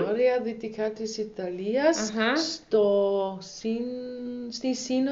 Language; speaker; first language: Greek; non-native, learner; German